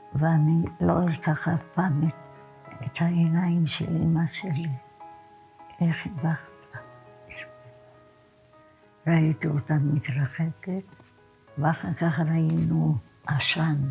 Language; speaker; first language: Hebrew; non-native, fluent; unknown